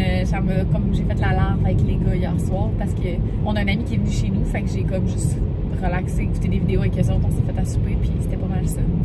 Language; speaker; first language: French; native; French